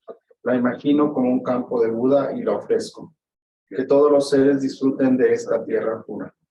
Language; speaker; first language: Spanish; native; Spanish